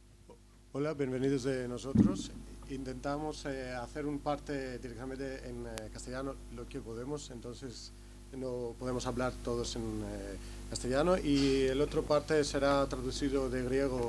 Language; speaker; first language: Spanish; non-native, learner; Greek